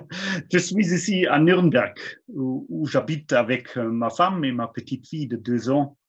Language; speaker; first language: French; non-native, fluent; German